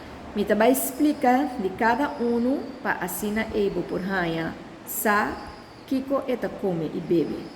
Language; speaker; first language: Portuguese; non-native, learner; Papiamento